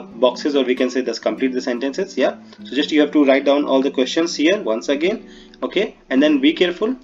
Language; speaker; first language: English; non-native, local second language; Hindi